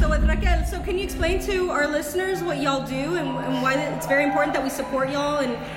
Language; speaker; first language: English; early bilingual, other home language; Spanish